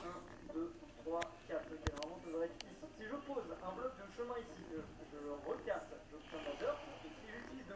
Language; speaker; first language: French; native; French